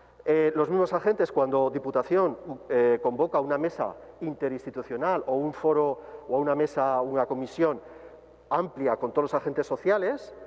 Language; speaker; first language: Spanish; native; Spanish